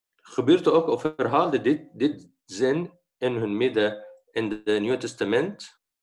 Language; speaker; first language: Dutch; non-native, fluent; Arabic